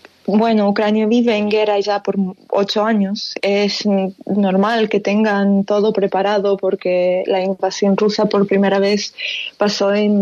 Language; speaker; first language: Spanish; non-native, fluent; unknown